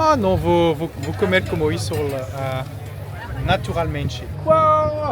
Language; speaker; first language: Portuguese; non-native, learner; French